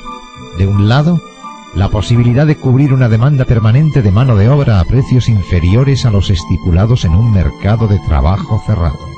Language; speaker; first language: Spanish; native; Spanish